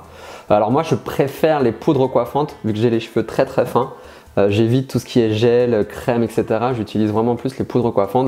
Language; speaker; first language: French; native; French